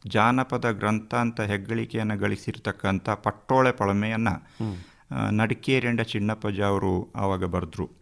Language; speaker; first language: Kannada; non-native, local second language; Kodava